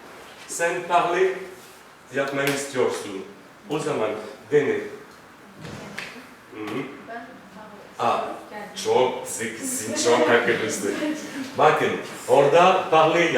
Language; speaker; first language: Turkish; non-native, fluent; French